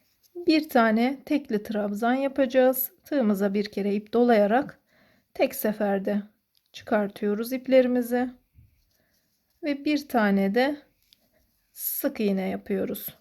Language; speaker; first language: Turkish; native; Turkish